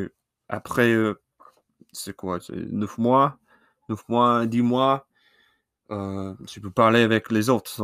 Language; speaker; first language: French; non-native, learner; English